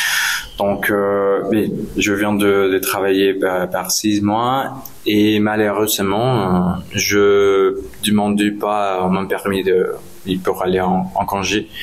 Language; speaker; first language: French; non-native, learner; Spanish